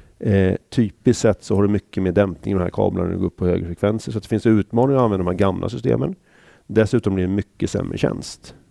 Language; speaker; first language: Swedish; native; Swedish